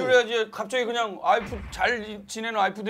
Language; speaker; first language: Korean; native; Korean